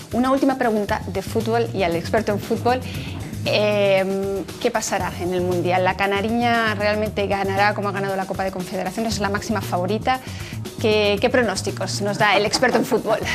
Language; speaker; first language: Spanish; native; Spanish